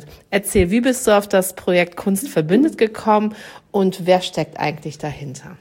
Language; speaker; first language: German; native; German